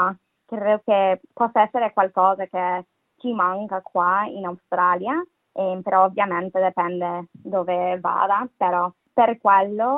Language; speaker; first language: Italian; non-native, fluent; English